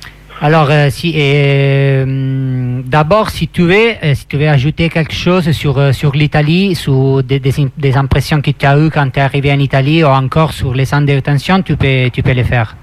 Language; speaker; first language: French; non-native, fluent; Italian